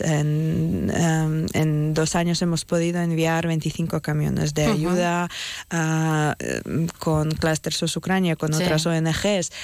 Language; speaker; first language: Spanish; non-native, fluent; Ukrainian